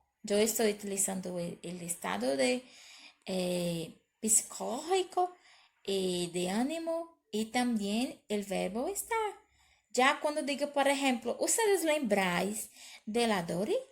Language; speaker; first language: Spanish; non-native, learner; Portuguese